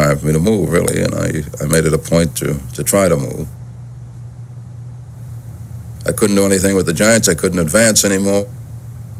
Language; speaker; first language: English; native; English